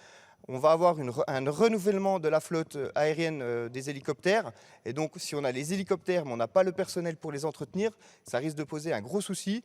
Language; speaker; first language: French; native; French